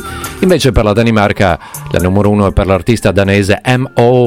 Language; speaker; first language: Italian; native; Italian